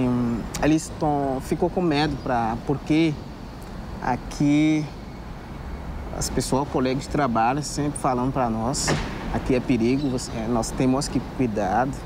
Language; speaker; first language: Portuguese; non-native, learner; Haitian Creole